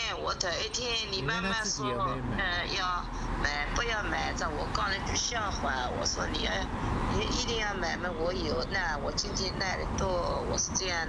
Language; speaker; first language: Chinese; non-native, local second language; Wu Chinese